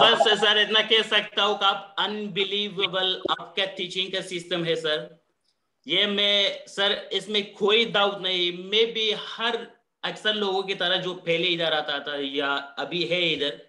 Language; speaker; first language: Hindi; non-native, learner; Persian